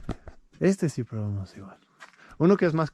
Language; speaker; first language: Spanish; non-native, learner; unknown